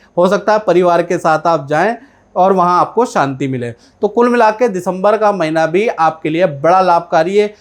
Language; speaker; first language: Hindi; native; Hindi